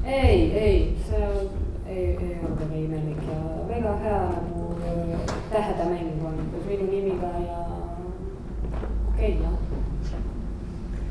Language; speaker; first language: Estonian; non-native, learner; Croatian